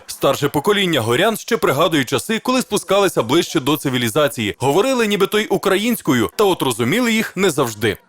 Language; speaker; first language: Ukrainian; native; Ukrainian